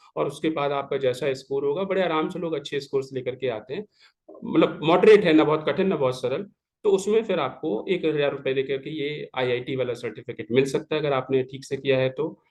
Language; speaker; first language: Hindi; native; Hindi